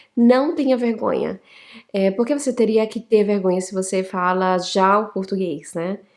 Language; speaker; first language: Portuguese; native; Portuguese